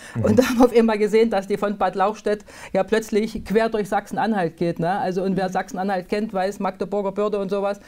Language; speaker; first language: German; native; German